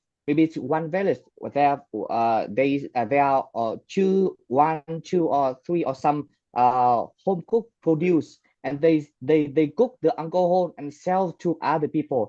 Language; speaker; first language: English; non-native, fluent; Vietnamese